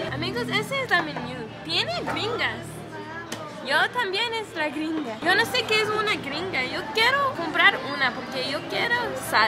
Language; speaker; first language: Spanish; non-native, learner; English